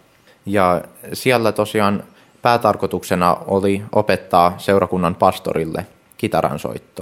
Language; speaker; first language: Finnish; early bilingual, heritage; Finnish